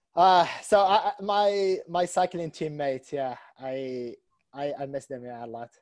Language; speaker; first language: English; non-native, fluent; Arabic